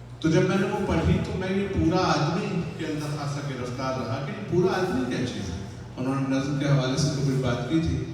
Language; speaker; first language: Urdu; native; Urdu